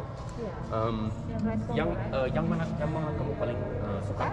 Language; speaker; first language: Indonesian; non-native, learner; English